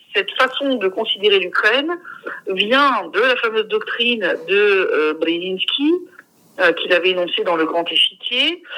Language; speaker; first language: French; native; French